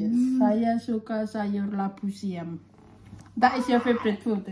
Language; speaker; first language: English; non-native, fluent; Indonesian